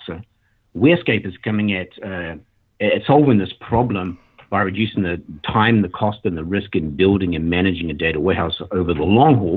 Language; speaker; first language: English; native; English